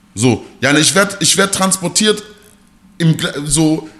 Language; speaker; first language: German; native; German